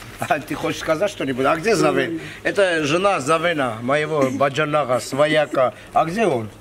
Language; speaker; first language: Russian; non-native, fluent; Armenian